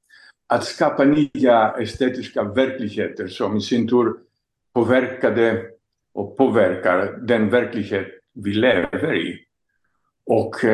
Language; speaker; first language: Swedish; non-native, fluent; Greek